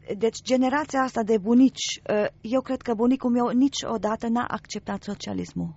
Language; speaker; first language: Romanian; non-native, local second language; German